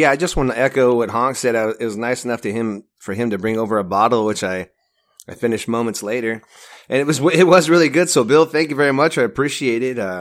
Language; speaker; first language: English; native; English